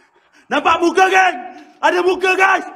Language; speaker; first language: Malay; native; Malay